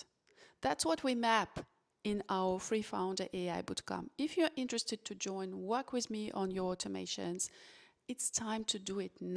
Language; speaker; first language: English; non-native, fluent; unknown